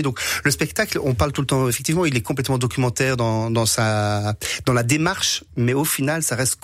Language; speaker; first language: French; native; French